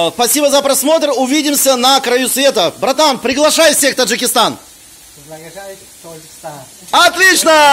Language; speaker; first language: Russian; native; Russian